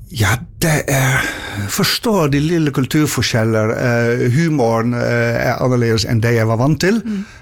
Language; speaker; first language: Norwegian; non-native, fluent; Dutch